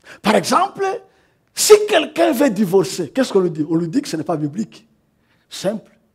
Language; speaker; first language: French; non-native, local second language; Kinyarwanda